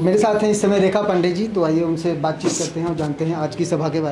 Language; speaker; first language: Hindi; native; Hindi